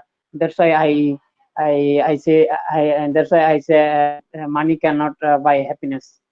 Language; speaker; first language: English; non-native, learner; Bangla